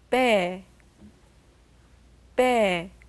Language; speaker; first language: Korean; non-native, learner; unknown